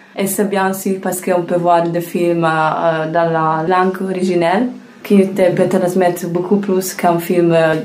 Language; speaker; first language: French; non-native, fluent; Italian